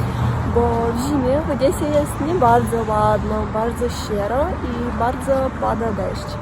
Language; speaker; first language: Polish; non-native, learner; Russian